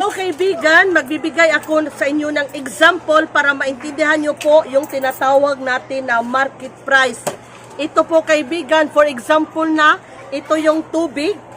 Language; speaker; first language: Filipino; native; Filipino